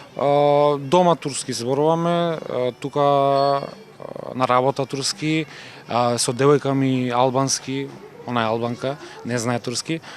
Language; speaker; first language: Macedonian; non-native, local second language; Turkish